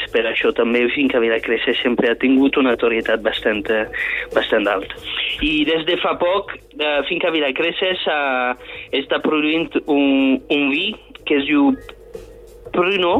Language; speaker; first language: Catalan; non-native, fluent; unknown